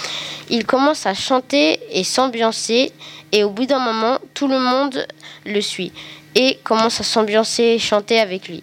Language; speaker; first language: French; native; French